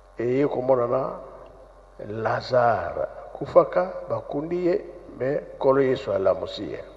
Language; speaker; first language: Lingala; non-native, local second language; Kongo